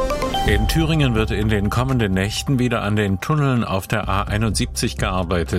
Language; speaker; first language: German; native; German